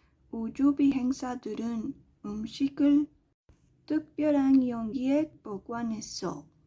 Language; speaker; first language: Korean; non-native, learner; Spanish